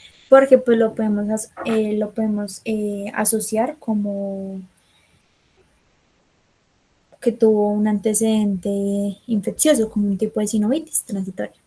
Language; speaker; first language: Spanish; native; Spanish